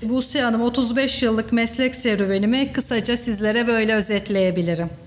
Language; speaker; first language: Turkish; native; Turkish